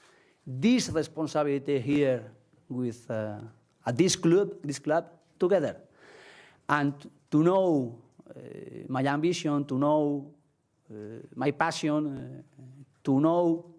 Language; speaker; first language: English; non-native, learner; Spanish